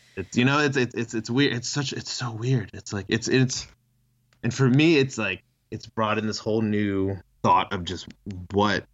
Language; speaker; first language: English; early bilingual, other home language; Thai